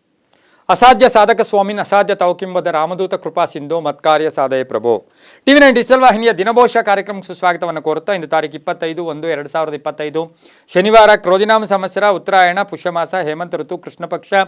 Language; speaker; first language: Kannada; native; Kannada